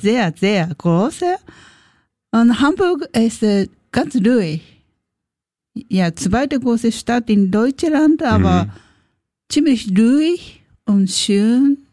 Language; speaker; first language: German; non-native, learner; Japanese